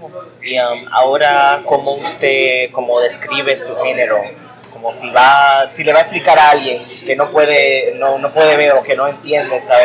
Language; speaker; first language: Spanish; early bilingual, heritage; English